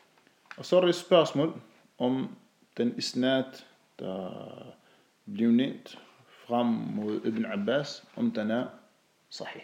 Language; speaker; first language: Danish; non-native, fluent; Arabic